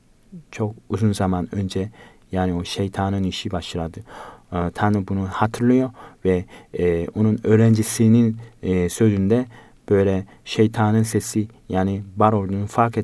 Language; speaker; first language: Turkish; non-native, fluent; Korean